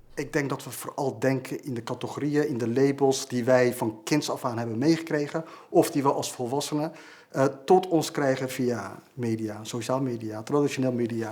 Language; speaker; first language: Dutch; native; Dutch